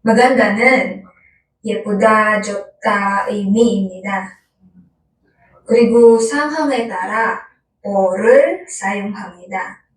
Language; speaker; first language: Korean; non-native, local second language; Filipino